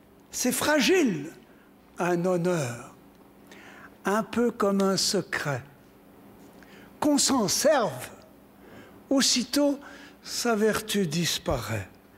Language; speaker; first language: French; native; French